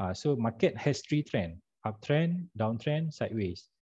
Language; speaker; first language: English; non-native, local second language; Malay